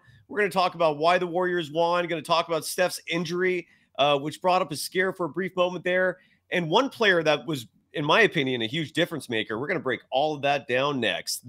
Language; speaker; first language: English; native; English